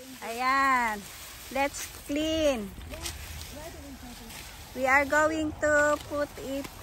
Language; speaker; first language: English; non-native, local second language; Filipino